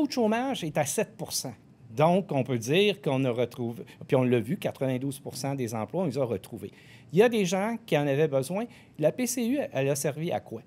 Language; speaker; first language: French; native; French